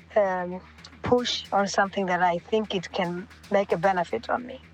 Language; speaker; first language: English; non-native, local second language; Swahili